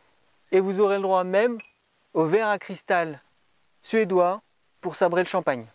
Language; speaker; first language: French; native; French